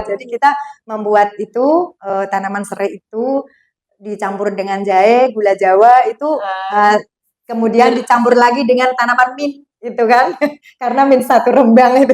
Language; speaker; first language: Indonesian; non-native, local second language; Javanese